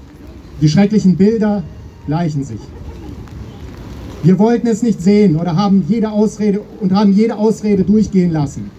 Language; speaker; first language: German; native; German